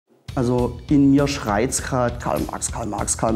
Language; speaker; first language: German; native; German